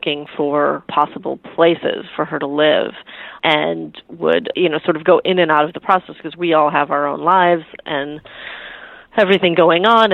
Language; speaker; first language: English; native; English